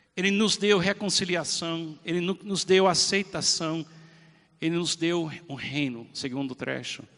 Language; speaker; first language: Portuguese; non-native, fluent; English